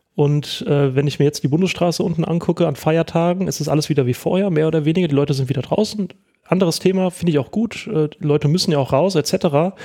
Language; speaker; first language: German; native; German